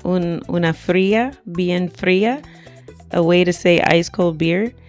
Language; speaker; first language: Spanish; non-native, fluent; English